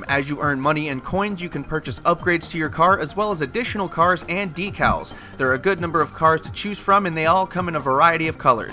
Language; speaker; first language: English; native; English